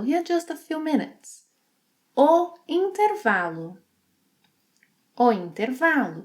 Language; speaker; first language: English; non-native, fluent; Portuguese